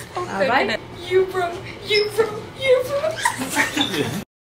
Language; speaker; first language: English; native; English